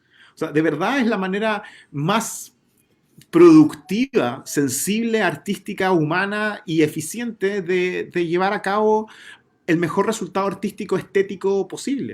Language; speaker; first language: Spanish; native; Spanish